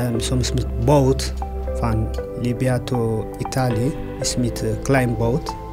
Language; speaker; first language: Dutch; non-native, learner; Tigrinya